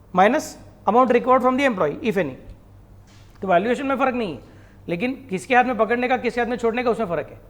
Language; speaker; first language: Hindi; non-native, local second language; Marathi